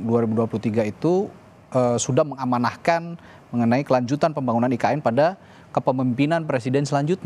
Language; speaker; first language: Indonesian; native; Indonesian